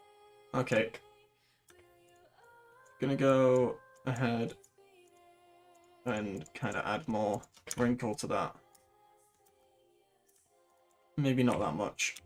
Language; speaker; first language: English; native; English